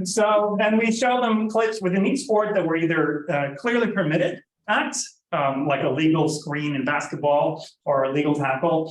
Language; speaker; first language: English; non-native, fluent; Norwegian